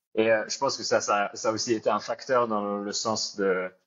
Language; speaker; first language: French; native; French